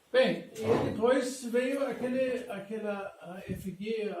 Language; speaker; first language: Portuguese; non-native, fluent; German